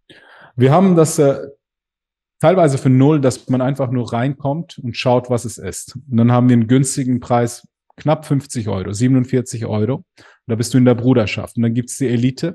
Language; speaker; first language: German; native; German